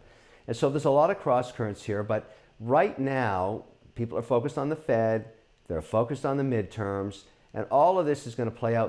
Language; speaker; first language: English; native; English